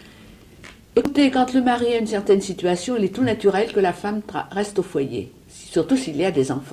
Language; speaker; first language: French; native; French